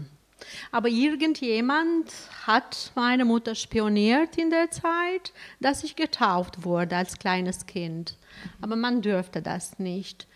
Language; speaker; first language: German; non-native, fluent; Albanian